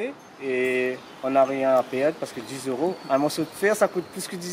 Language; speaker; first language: French; non-native, local second language; Réunion Creole French